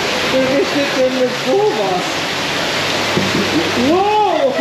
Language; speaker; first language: German; native; German